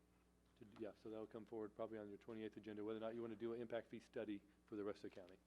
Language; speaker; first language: English; native; English